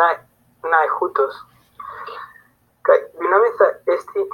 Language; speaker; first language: Greek; non-native, fluent; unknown